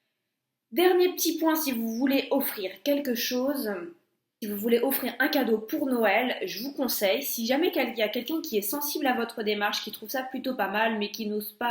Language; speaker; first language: French; native; French